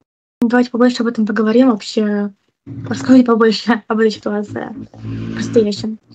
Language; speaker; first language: Russian; native; Russian